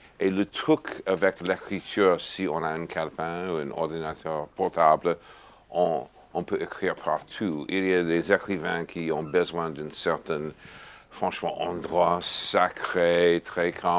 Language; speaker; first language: French; non-native, fluent; English